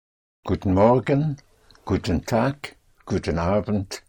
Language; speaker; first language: German; non-native, fluent; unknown